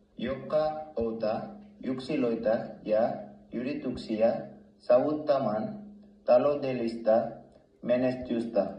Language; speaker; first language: Finnish; non-native, learner; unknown